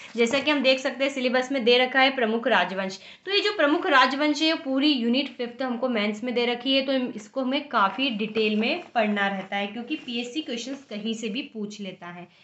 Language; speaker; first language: Hindi; native; Hindi